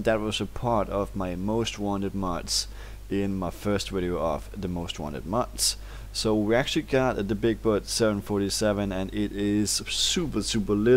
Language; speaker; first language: English; non-native, fluent; Danish